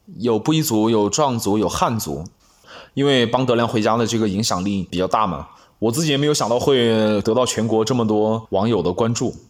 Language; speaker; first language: Chinese; non-native, local second language; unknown